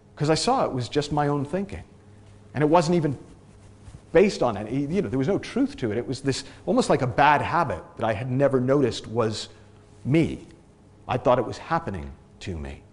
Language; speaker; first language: English; native; English